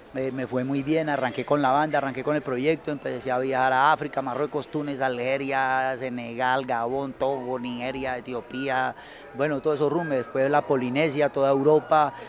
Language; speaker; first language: Spanish; native; Spanish